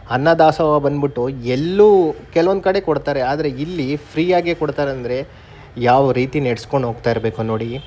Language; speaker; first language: Kannada; native; Kannada